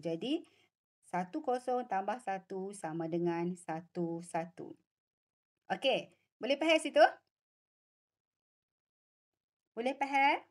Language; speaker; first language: Malay; native; Malay